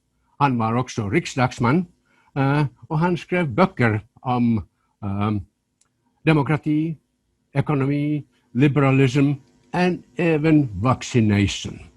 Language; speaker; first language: Swedish; non-native, local second language; Finnish